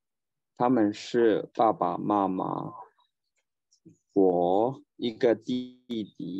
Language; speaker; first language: Chinese; non-native, learner; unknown